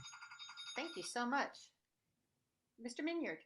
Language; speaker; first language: English; native; English